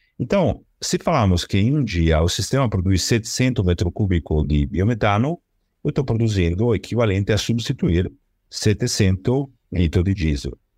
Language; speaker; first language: Portuguese; non-native, fluent; Italian